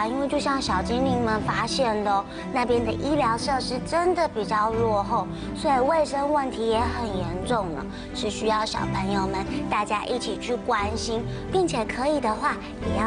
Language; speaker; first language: Chinese; native; Chinese